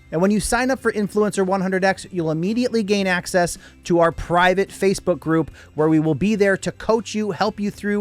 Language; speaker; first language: English; native; English